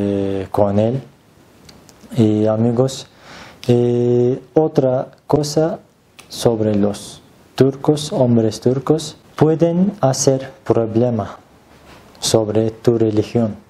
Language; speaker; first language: Spanish; non-native, learner; Turkish